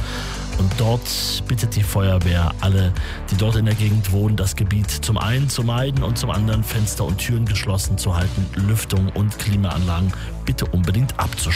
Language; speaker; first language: German; native; German